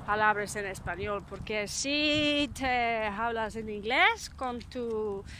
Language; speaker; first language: Spanish; non-native, learner; Norwegian